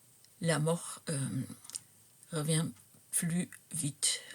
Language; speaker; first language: French; non-native, fluent; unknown